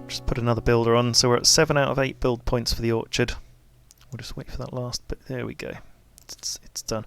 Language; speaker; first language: English; native; English